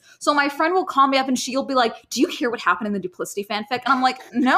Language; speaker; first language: English; native; English